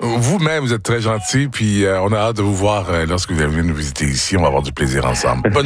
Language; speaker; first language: French; native; French